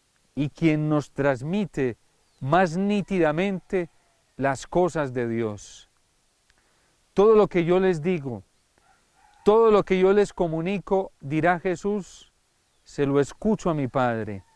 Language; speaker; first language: Spanish; native; Spanish